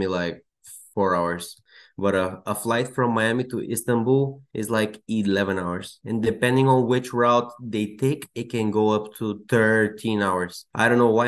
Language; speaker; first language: English; non-native, fluent; Bulgarian